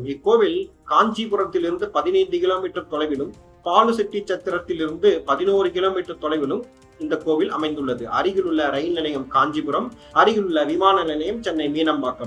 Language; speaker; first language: Tamil; native; Tamil